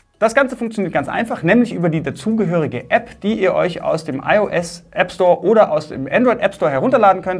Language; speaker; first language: German; native; German